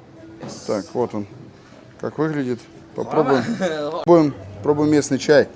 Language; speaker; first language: Russian; native; Russian